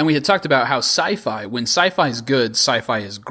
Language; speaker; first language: English; native; English